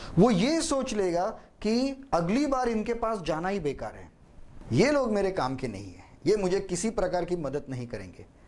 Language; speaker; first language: Hindi; native; Hindi